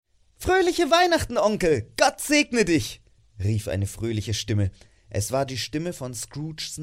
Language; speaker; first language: German; native; German